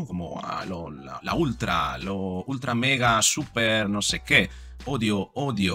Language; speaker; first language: Spanish; native; Spanish